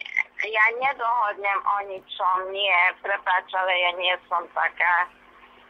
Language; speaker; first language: Slovak; non-native, local second language; Hungarian